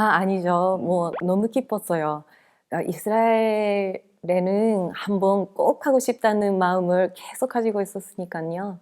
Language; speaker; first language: Korean; non-native, fluent; Japanese